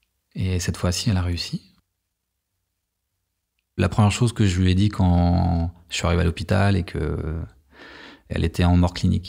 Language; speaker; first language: French; native; French